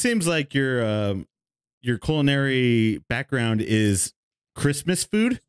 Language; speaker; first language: English; native; English